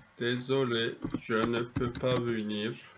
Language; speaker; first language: French; non-native, fluent; Turkish